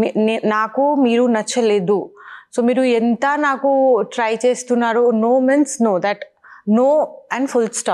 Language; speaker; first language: Telugu; non-native, learner; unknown